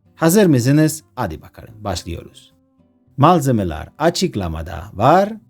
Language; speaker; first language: Turkish; non-native, learner; Spanish